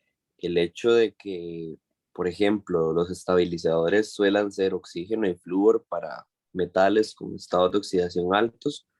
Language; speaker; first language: Spanish; native; Spanish